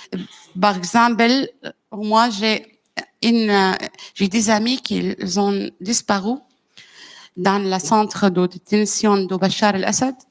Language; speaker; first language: French; non-native, learner; Arabic